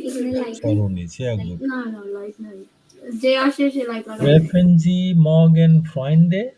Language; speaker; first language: German; non-native, fluent; Bangla